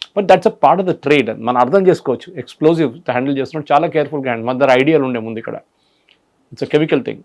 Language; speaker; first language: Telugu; non-native, fluent; Malayalam